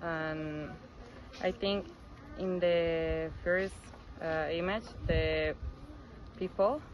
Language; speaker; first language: English; non-native, fluent; Spanish